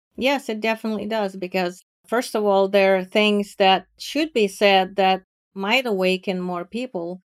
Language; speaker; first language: English; non-native, fluent; Ukrainian